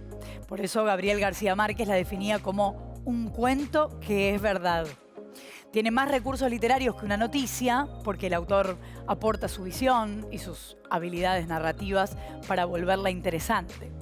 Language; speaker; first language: Spanish; native; Spanish